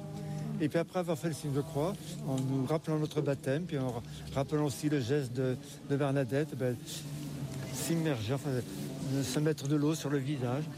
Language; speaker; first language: French; native; French